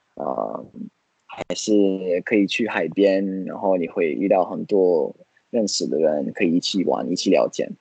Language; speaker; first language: Chinese; non-native, fluent; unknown